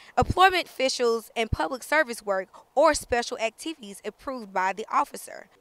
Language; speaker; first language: English; native; English